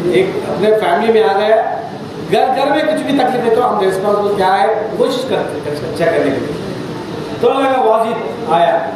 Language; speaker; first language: Hindi; native; Hindi